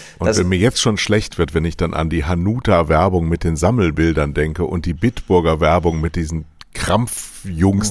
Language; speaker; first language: German; native; German